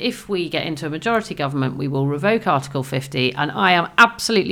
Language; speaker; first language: English; native; English